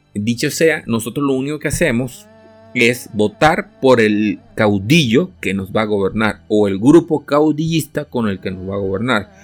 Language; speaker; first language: Spanish; native; Spanish